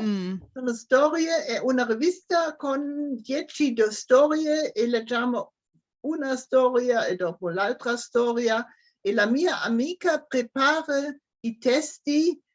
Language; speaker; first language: Italian; non-native, learner; German